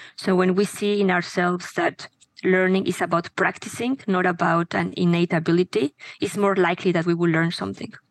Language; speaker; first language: English; non-native, fluent; Spanish